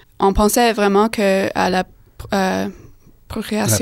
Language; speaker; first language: French; non-native, fluent; English